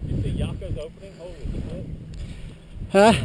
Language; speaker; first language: English; native; English